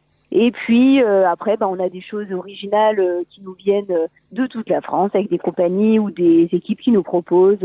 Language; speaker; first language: French; native; French